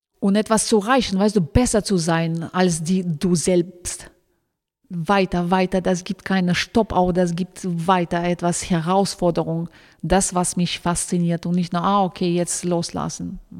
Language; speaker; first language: German; non-native, fluent; Russian